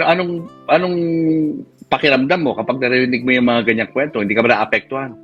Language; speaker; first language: Filipino; native; Filipino